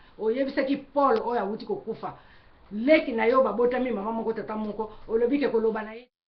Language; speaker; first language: Lingala; native; Lingala